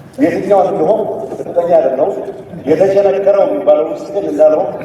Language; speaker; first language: Amharic; non-native, local second language; Tigrinya